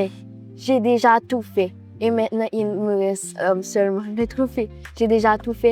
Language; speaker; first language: French; non-native, local second language; Haitian Creole